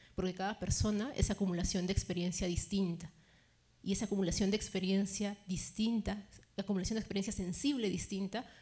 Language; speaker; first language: Spanish; native; Spanish